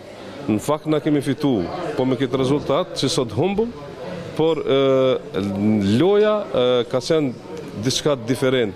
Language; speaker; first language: Albanian; native; Albanian